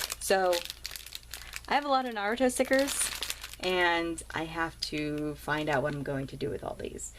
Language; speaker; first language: English; native; English